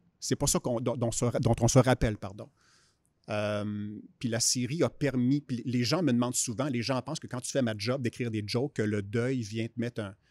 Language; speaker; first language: French; native; French